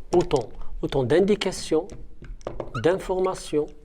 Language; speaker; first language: French; non-native, local second language; Arabic